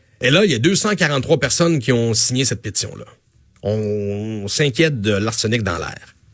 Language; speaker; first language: French; native; French